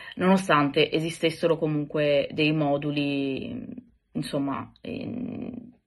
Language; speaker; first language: Italian; native; Italian